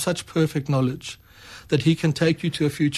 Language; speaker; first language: English; native; English